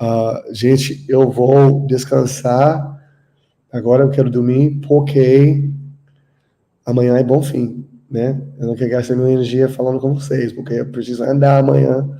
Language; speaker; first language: Portuguese; non-native, learner; English